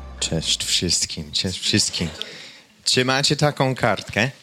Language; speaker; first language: Polish; non-native, fluent; English